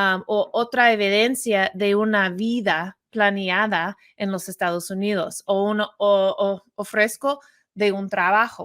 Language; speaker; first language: Spanish; non-native, fluent; English